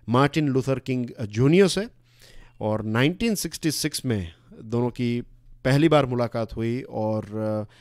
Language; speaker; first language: Hindi; non-native, local second language; Gujarati